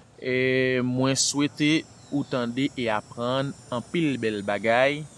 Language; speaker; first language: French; non-native, local second language; Haitian Creole